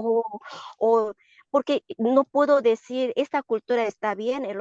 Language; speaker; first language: Spanish; non-native, learner; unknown